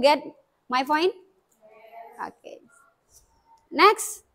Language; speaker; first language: English; non-native, learner; Indonesian